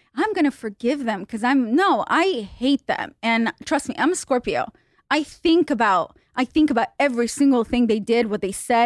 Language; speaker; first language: English; non-native, fluent; Hebrew